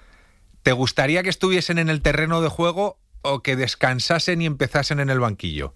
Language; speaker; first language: Spanish; native; Spanish